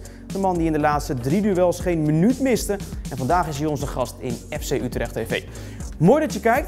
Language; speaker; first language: Dutch; native; Dutch